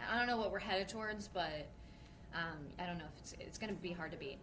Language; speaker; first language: English; native; English